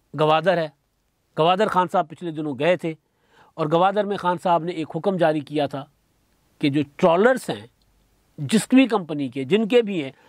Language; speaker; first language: Urdu; non-native, local second language; Sindhi